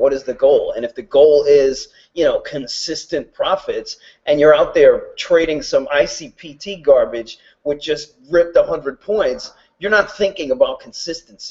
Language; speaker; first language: English; native; English